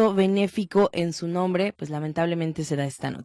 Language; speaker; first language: Spanish; native; Spanish